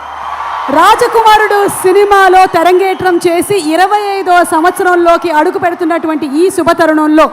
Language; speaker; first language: Telugu; native; Telugu